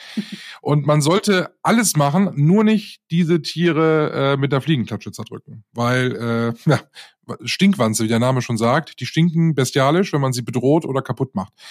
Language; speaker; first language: German; native; German